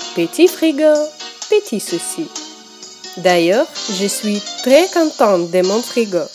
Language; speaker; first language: French; non-native, learner; Russian